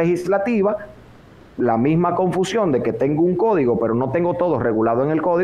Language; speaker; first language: Spanish; native; Spanish